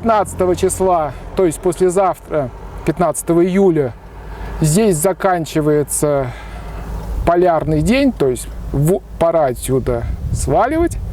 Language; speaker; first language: Russian; native; Russian